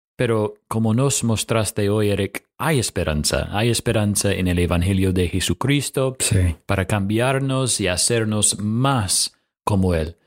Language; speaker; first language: Spanish; non-native, fluent; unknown